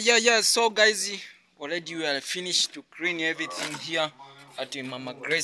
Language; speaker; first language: English; non-native, learner; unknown